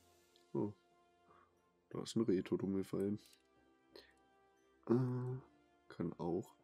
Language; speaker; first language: German; native; German